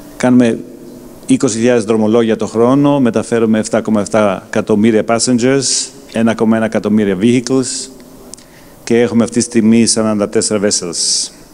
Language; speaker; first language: Greek; non-native, fluent; German